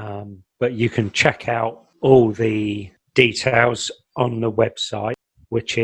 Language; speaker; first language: English; native; English